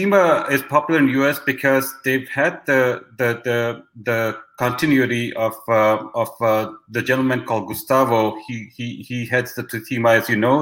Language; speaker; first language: English; non-native, local second language; Hindi